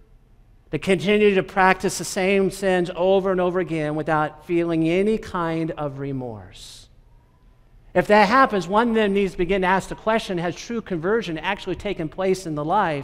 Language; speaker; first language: English; native; English